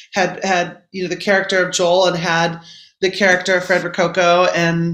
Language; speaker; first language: English; native; English